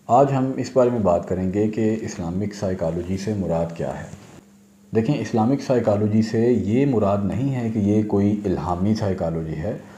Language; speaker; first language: Urdu; native; Urdu